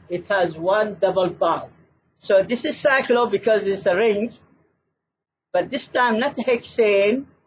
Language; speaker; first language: English; non-native, fluent; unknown